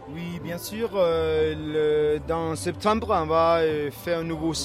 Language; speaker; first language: French; non-native, learner; Danish